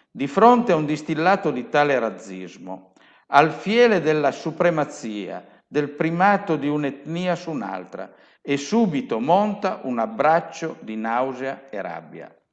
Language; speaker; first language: Italian; native; Italian